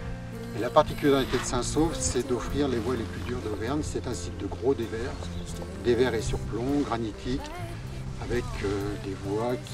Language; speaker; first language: French; native; French